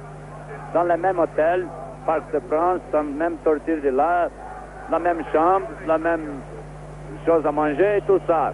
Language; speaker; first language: French; non-native, fluent; Portuguese